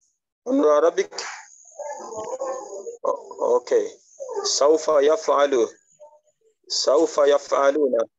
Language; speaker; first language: Arabic; non-native, learner; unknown